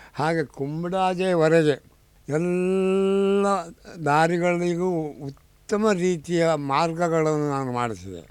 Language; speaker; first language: Kannada; non-native, local second language; Tulu